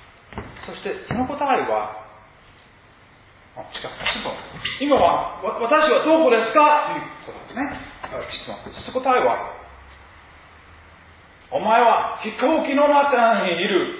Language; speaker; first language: Japanese; non-native, fluent; English